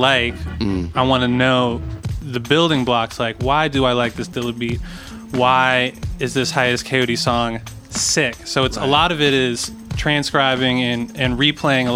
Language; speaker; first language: English; native; English